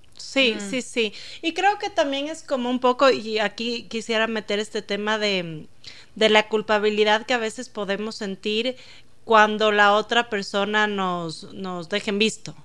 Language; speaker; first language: Spanish; native; Spanish